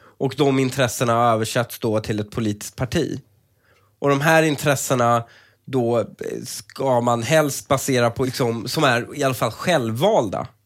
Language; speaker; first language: Swedish; early bilingual, other home language; Persian